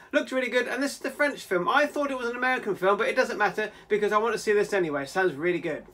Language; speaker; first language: English; native; English